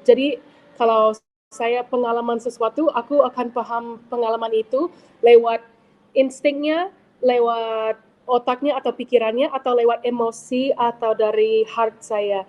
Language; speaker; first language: Indonesian; non-native, fluent; English